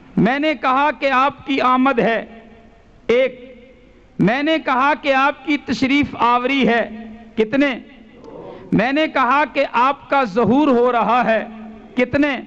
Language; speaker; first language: Urdu; non-native, local second language; Punjabi